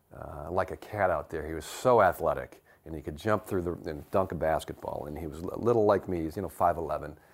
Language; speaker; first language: English; native; English